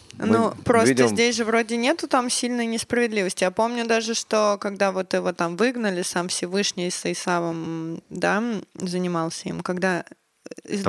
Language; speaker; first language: Russian; native; Russian